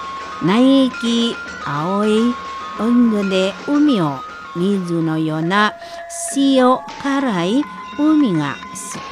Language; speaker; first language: Japanese; non-native, learner; Indonesian